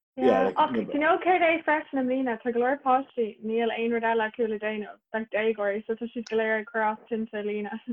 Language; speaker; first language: Irish; native; Irish